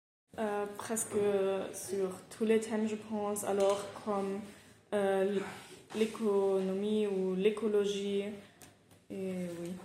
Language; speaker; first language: French; non-native, learner; German